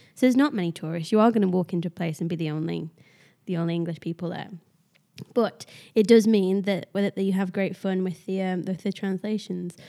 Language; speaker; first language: English; native; English